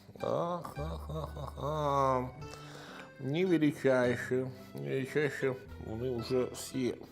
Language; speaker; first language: Ukrainian; non-native, learner; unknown